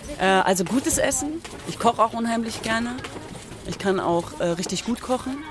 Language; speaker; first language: German; early bilingual, other home language; Kurdish